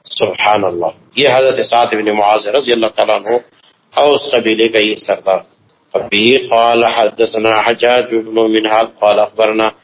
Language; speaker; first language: Urdu; non-native, local second language; Pashto